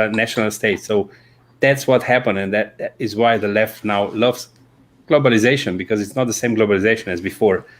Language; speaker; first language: English; non-native, fluent; Slovenian